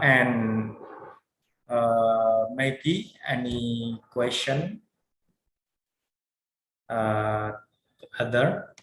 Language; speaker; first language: English; non-native, learner; Indonesian